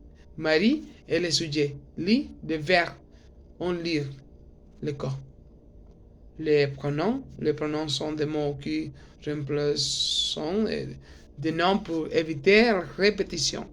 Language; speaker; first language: French; non-native, learner; Spanish